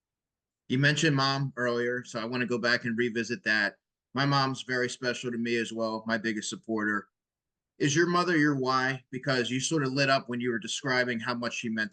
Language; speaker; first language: English; native; English